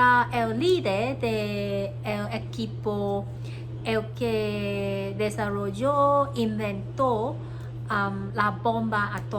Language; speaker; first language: Spanish; non-native, learner; Cantonese